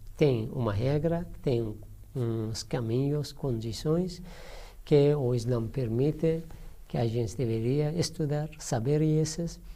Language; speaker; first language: Portuguese; non-native, learner; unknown